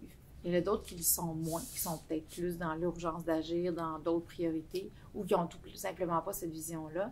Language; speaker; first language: French; native; French